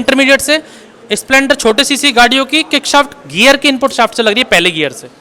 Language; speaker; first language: Hindi; native; Hindi